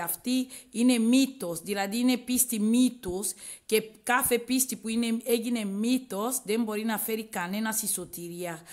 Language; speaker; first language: Greek; non-native, learner; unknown